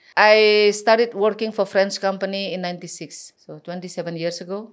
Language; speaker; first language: English; non-native, fluent; Balinese